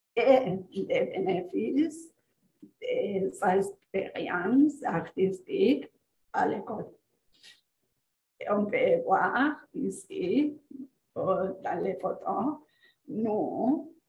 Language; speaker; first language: French; non-native, fluent; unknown